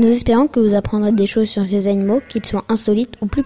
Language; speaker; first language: French; native; French